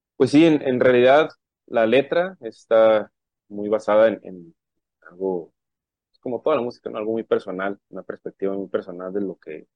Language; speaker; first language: Spanish; native; Spanish